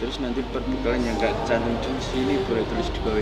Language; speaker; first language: Indonesian; non-native, local second language; Javanese